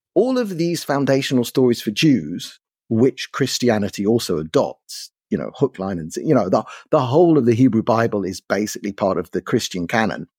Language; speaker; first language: English; native; English